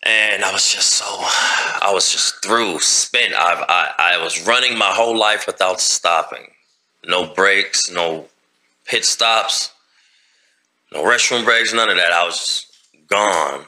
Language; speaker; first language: English; native; English